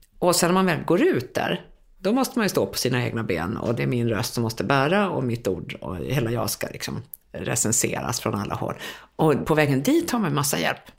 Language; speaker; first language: Swedish; native; Swedish